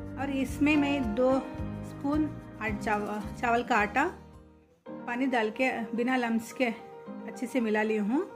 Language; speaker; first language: Hindi; non-native, local second language; Telugu